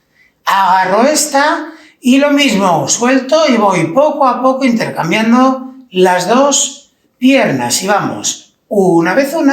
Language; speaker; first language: Spanish; native; Spanish